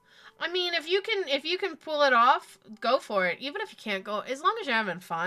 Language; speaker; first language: English; native; English